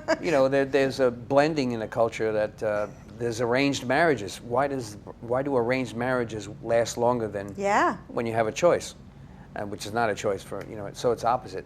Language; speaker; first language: English; native; English